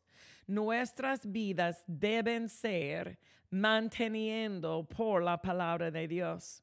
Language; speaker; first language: Spanish; non-native, fluent; English